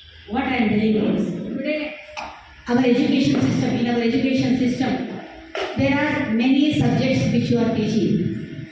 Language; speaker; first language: English; non-native, local second language; Telugu